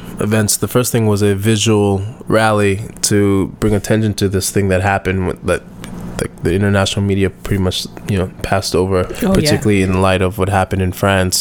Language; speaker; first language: English; native; English